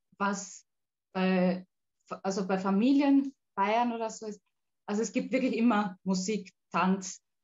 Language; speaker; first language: German; native; German